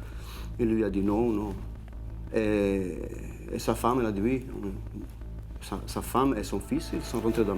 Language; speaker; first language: French; non-native, fluent; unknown